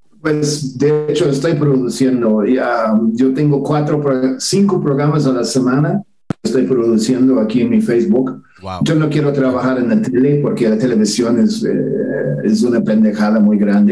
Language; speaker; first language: Spanish; non-native, fluent; English